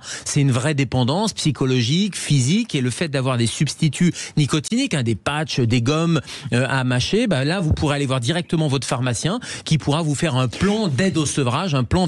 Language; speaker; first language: French; native; French